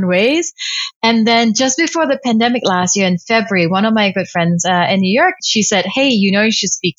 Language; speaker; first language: English; non-native, local second language; Cantonese